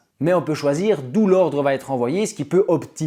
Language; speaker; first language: French; native; French